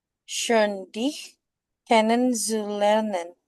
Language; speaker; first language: German; non-native, learner; Indonesian